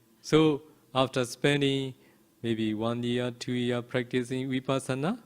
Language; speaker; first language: English; non-native, fluent; Burmese